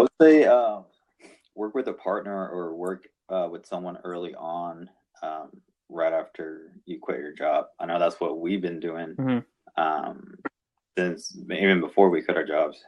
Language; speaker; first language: English; non-native, local second language; Spanish